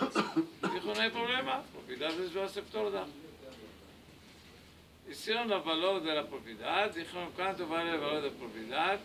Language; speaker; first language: Spanish; non-native, learner; Hebrew